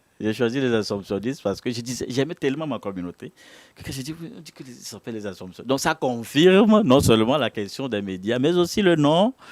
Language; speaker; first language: French; non-native, local second language; Ewe